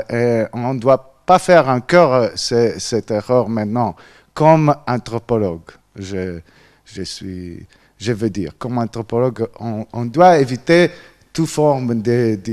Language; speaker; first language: French; non-native, fluent; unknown